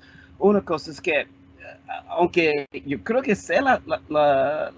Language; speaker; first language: Spanish; non-native, fluent; English